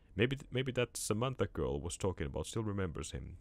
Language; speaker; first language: English; non-native, fluent; Finnish